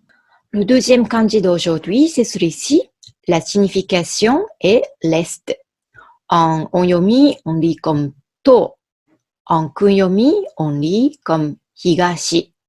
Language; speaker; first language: French; non-native, fluent; Japanese